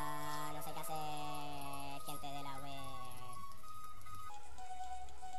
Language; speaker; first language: Spanish; native; Spanish